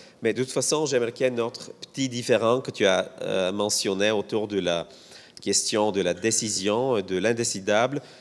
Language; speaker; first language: French; non-native, fluent; Bulgarian